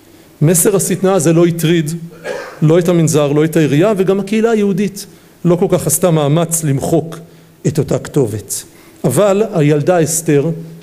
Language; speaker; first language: Hebrew; native; Hebrew